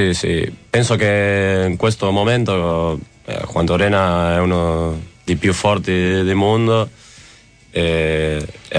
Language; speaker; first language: Italian; non-native, fluent; Spanish